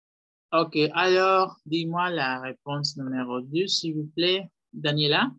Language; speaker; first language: French; non-native, fluent; Spanish